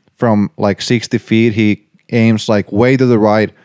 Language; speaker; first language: English; non-native, fluent; Finnish